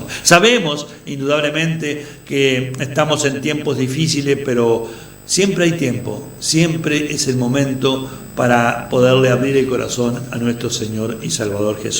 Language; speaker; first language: Spanish; native; Spanish